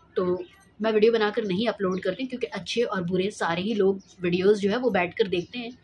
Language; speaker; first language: Hindi; native; Hindi